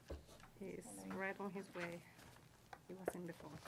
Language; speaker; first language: English; native; English